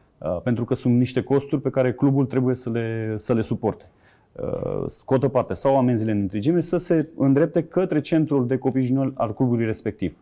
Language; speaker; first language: Romanian; native; Romanian